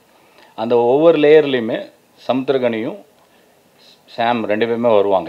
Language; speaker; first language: Tamil; native; Tamil